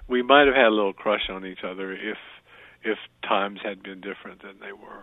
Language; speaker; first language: English; native; English